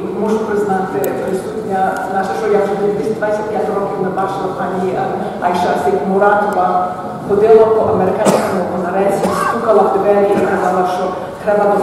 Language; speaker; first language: Ukrainian; early bilingual, heritage; Ukrainian